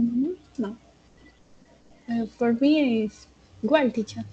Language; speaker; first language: English; non-native, learner; Spanish